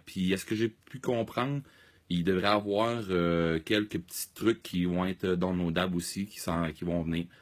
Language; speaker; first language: French; native; French